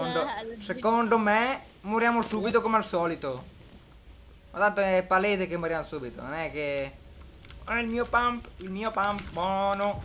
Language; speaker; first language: Italian; native; Italian